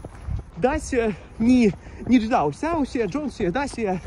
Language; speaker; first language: Chinese; non-native, learner; Russian